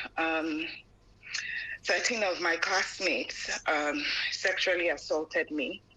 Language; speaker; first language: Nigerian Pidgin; non-native, local second language; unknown